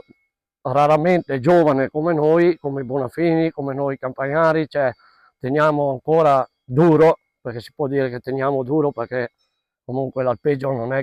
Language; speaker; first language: Italian; non-native, local second language; Venetian